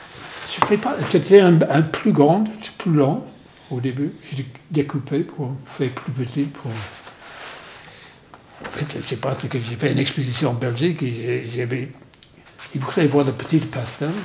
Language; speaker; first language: French; non-native, fluent; English